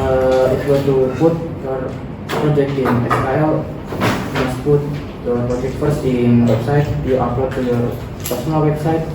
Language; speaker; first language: English; non-native, learner; Indonesian